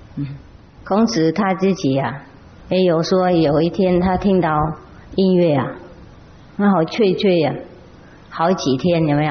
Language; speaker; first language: Chinese; non-native, fluent; Vietnamese